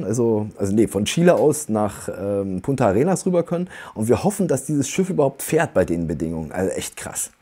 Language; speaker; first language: German; native; German